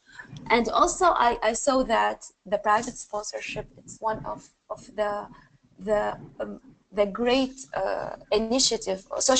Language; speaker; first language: English; non-native, learner; Arabic